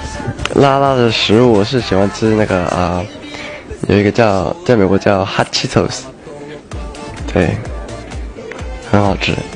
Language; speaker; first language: Chinese; early bilingual, heritage; Chinese